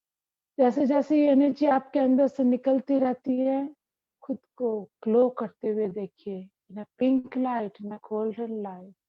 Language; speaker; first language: Hindi; non-native, local second language; Bangla